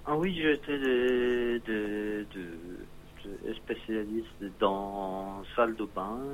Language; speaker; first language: French; non-native, learner; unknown